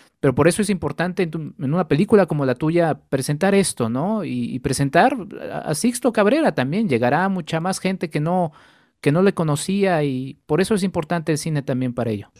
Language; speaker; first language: Spanish; native; Spanish